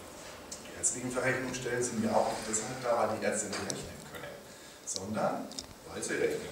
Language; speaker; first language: German; native; German